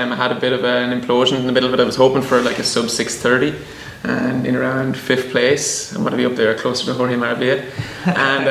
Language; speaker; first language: English; native; English